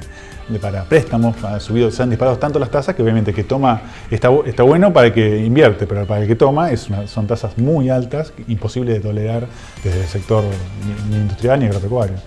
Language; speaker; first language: Spanish; native; Spanish